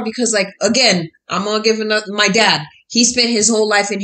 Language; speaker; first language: English; early bilingual, other home language; Haitian Creole